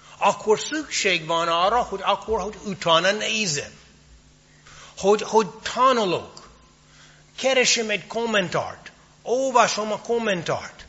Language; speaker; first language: Hungarian; non-native, fluent; English